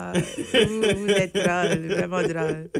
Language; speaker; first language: French; non-native, fluent; English